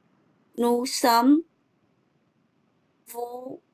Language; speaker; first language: French; non-native, learner; English